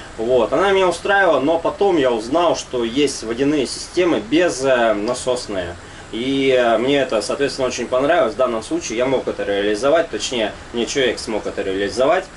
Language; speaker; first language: Russian; native; Russian